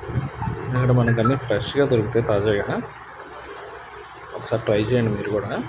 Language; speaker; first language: Telugu; native; Telugu